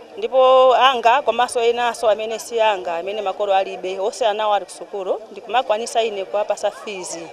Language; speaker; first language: Nyanja; non-native, local second language; Tumbuka